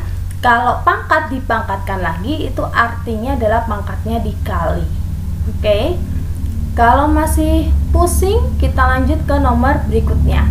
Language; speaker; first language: Indonesian; native; Indonesian